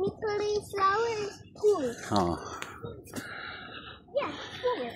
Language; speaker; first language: English; early bilingual, other home language; Nepali